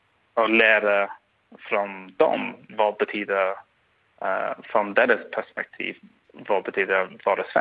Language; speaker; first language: Swedish; non-native, fluent; English